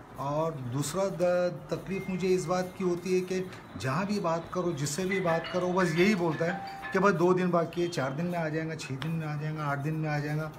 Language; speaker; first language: Hindi; non-native, local second language; Urdu